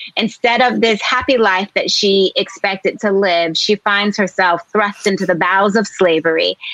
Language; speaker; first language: English; native; English